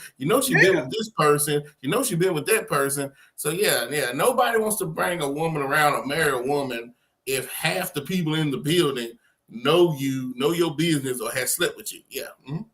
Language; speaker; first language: English; native; English